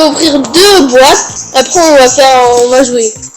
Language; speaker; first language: French; early bilingual, other home language; Romanian